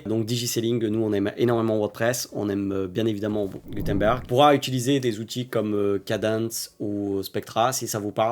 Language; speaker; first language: French; native; French